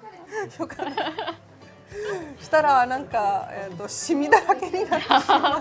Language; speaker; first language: Japanese; non-native, fluent; Italian